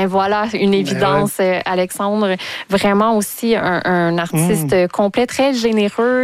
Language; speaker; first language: French; native; French